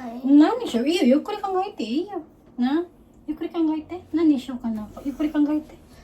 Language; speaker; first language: Japanese; non-native, fluent; Filipino